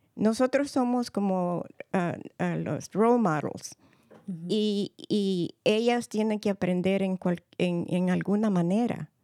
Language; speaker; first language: Spanish; early bilingual, heritage; Spanish